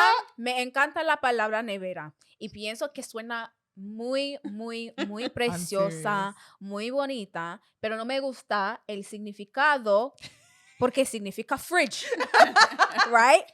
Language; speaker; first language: Spanish; non-native, fluent; English